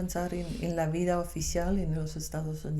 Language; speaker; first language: Spanish; non-native, fluent; Dutch